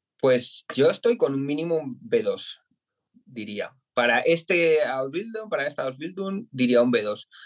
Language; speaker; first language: Spanish; native; Spanish